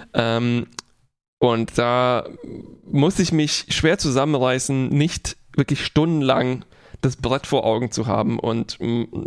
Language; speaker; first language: German; non-native, fluent; Polish